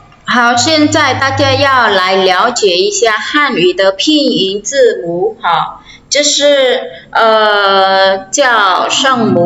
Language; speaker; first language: Chinese; non-native, fluent; Khmer